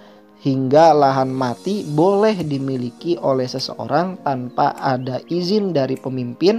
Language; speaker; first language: Indonesian; native; Indonesian